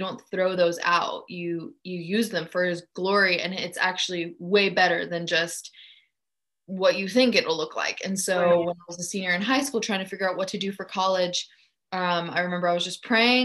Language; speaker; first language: English; early bilingual, other home language; German